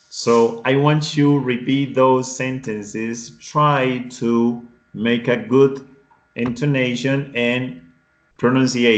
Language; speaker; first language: English; non-native, fluent; Spanish